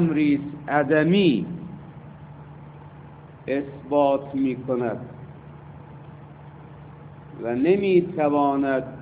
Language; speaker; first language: Persian; native; Persian